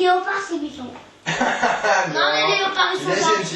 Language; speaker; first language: French; non-native, fluent; Italian